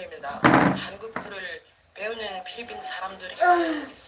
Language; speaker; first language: Korean; non-native, learner; Filipino